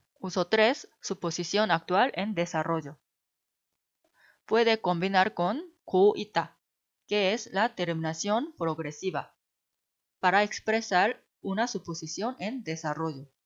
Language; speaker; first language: Spanish; non-native, fluent; Korean